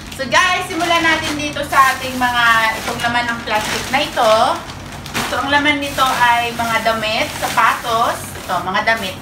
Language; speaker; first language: Filipino; native; Filipino